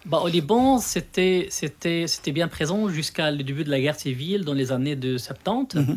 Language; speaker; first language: French; non-native, local second language; Arabic